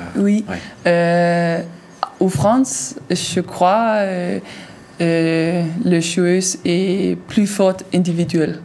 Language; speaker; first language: French; non-native, learner; Danish